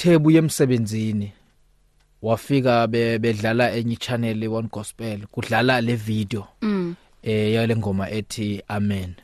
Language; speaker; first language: Zulu; non-native, local second language; Xhosa